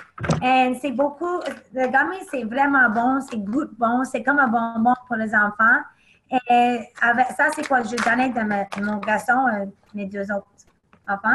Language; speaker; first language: French; non-native, learner; English